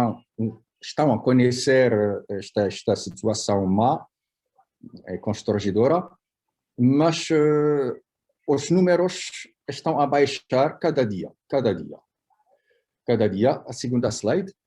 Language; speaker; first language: Portuguese; non-native, fluent; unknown